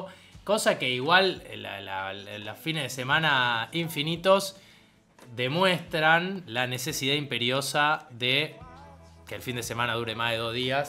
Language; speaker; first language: Spanish; native; Spanish